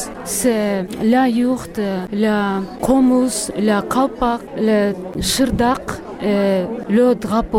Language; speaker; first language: French; non-native, learner; Kyrgyz